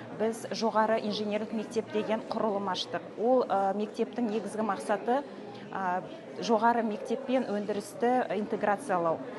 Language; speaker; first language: Kazakh; native; Kazakh